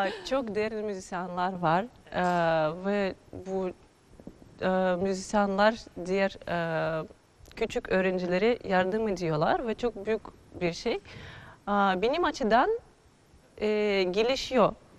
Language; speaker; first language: Turkish; non-native, fluent; Russian